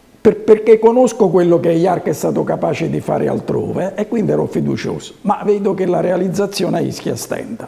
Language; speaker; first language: Italian; native; Italian